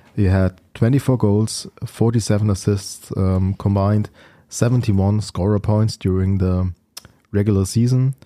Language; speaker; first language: English; non-native, fluent; German